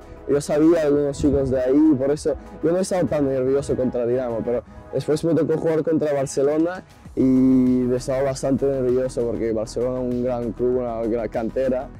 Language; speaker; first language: Spanish; non-native, fluent; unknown